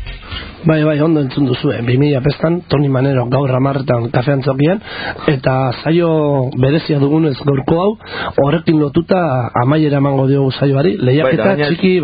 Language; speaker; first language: Basque; native; Basque